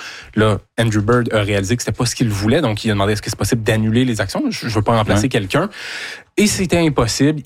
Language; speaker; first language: French; native; French